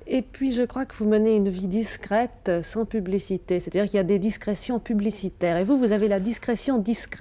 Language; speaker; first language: French; native; French